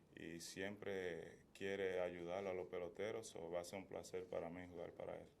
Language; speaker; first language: Spanish; early bilingual, heritage; Spanish